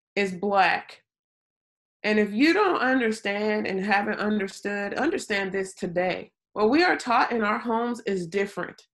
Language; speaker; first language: English; native; English